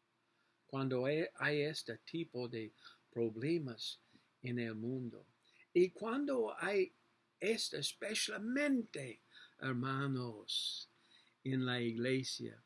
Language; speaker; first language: Spanish; non-native, learner; English